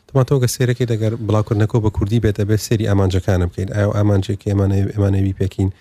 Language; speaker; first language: Central Kurdish; early bilingual, heritage; Central Kurdish